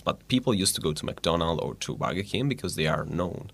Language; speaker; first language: English; non-native, fluent; Italian